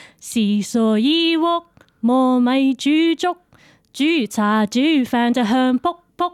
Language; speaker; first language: Cantonese; early bilingual, heritage; Cantonese